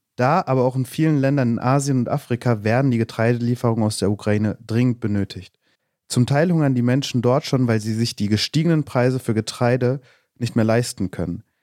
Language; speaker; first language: German; native; German